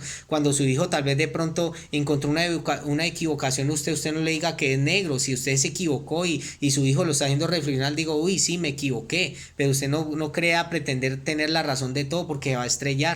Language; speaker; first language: Spanish; native; Spanish